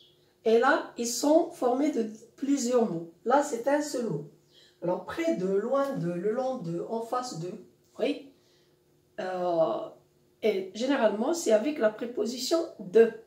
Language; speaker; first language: French; non-native, local second language; Arabic